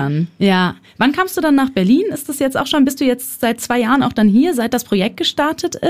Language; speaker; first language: German; native; German